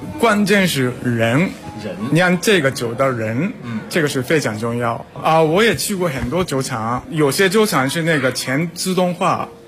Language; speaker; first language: Chinese; non-native, fluent; Japanese